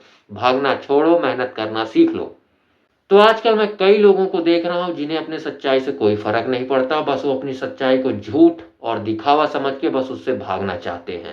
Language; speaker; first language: Hindi; native; Hindi